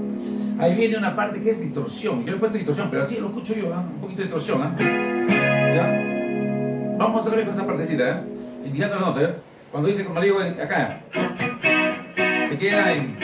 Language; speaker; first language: Spanish; native; Spanish